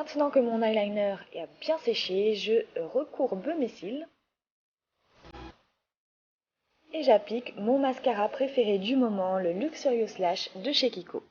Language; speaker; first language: French; native; French